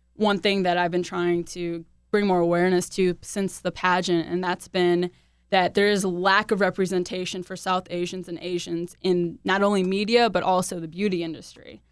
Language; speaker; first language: English; early bilingual, other home language; Hindi